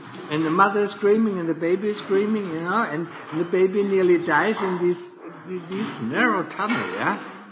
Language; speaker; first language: English; non-native, fluent; German